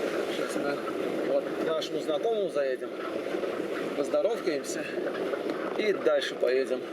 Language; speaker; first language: Russian; native; Russian